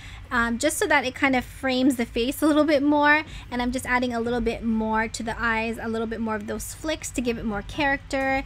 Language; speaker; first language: English; native; English